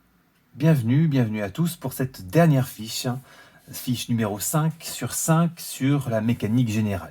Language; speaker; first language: French; native; French